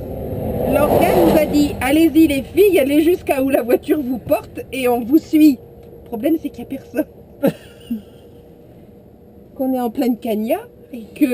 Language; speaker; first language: French; native; French